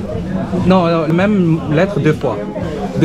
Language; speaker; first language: French; non-native, learner; Korean